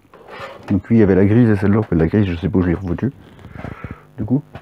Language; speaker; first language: French; native; French